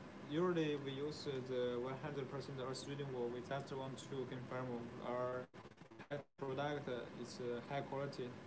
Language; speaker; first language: English; non-native, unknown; Chinese